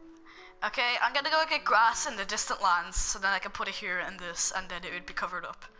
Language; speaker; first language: English; native; English